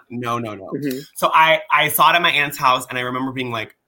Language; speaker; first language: English; early bilingual, other home language; Persian